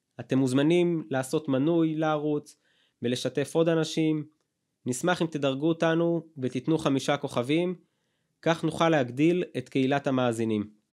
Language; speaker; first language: Hebrew; native; Hebrew